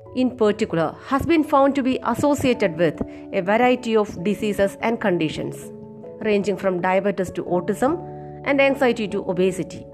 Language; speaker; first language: English; non-native, local second language; Malayalam